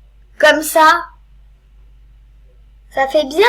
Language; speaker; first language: French; native; French